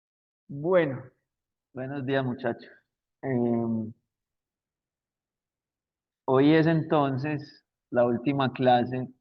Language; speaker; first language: Spanish; native; Spanish